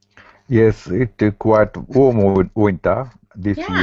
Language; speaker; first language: English; non-native, learner; Japanese